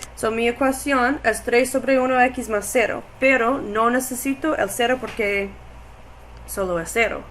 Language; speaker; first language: Spanish; non-native, learner; English